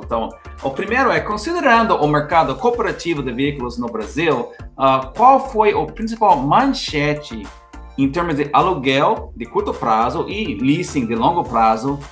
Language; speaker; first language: Portuguese; non-native, learner; English